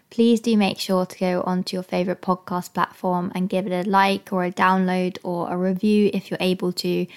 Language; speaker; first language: English; native; English